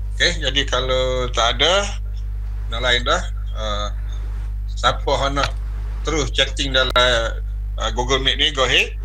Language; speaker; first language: Malay; native; Malay